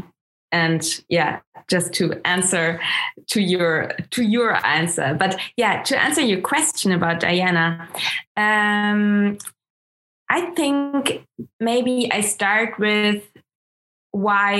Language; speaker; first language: English; non-native, fluent; German